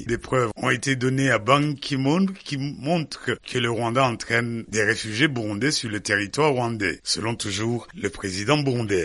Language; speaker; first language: French; non-native, local second language; Rundi